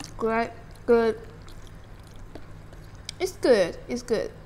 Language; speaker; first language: English; non-native, fluent; Chinese